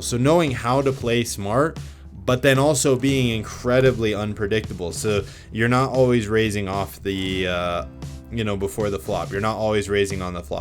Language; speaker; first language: English; native; English